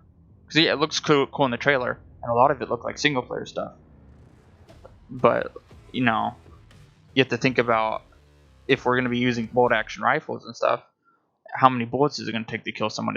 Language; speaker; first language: English; native; English